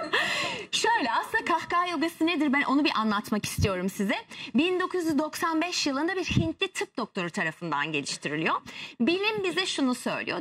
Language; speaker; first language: Turkish; native; Turkish